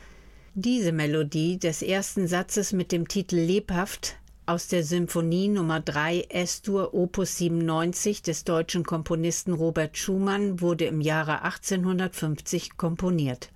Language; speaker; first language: German; native; German